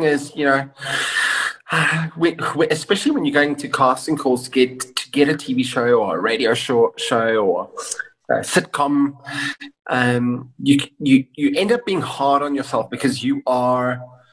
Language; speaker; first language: English; native; English